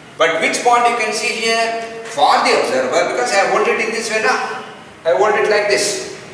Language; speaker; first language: English; non-native, local second language; Kannada